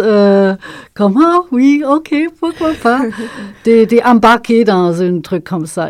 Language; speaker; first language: French; non-native, fluent; German